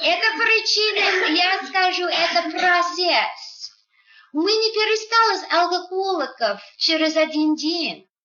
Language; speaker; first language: Russian; non-native, fluent; English